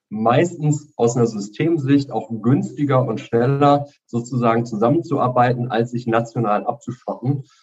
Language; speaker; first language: German; native; German